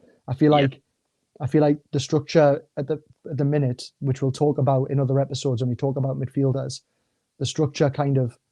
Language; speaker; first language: English; native; English